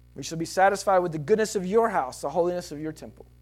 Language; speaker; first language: English; native; English